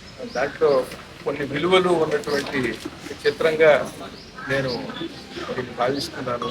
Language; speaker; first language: Telugu; native; Telugu